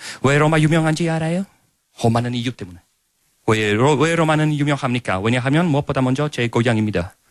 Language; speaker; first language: Korean; non-native, fluent; Italian